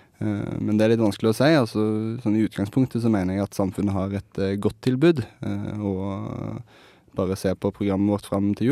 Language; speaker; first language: Norwegian; native; Norwegian